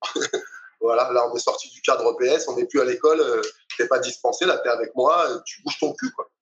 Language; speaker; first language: French; native; French